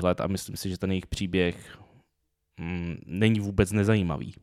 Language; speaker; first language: Czech; native; Czech